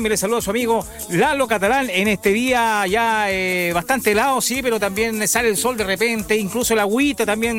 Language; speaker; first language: Spanish; native; Spanish